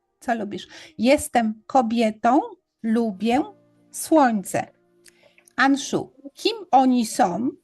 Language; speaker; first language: Polish; native; Polish